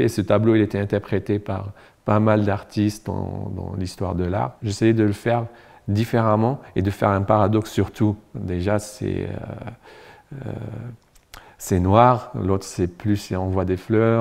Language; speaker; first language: French; non-native, local second language; Arabic